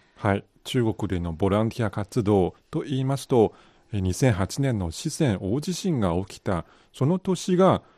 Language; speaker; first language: Japanese; non-native, fluent; Chinese